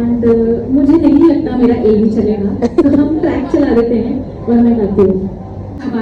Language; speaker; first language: Hindi; native; Hindi